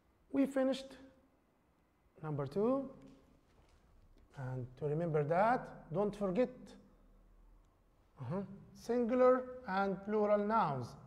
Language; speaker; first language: English; non-native, fluent; Arabic